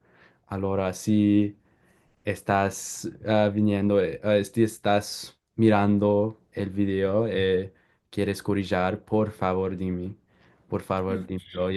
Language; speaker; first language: Spanish; non-native, learner; English